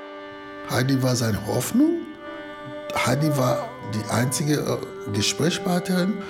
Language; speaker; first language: German; non-native, fluent; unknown